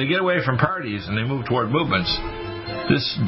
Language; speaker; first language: English; native; English